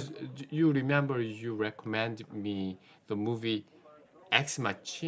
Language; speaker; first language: English; non-native, learner; Korean